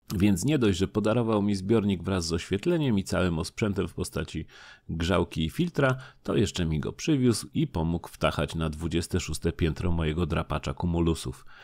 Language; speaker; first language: Polish; native; Polish